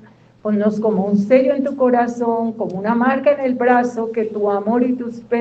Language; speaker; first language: Spanish; native; Spanish